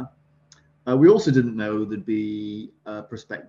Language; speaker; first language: English; native; English